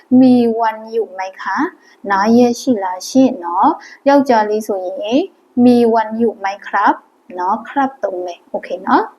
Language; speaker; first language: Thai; non-native, fluent; Burmese